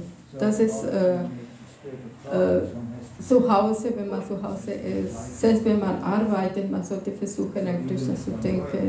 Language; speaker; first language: German; non-native, fluent; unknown